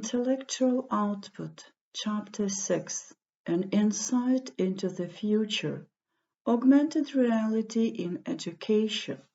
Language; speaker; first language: English; non-native, fluent; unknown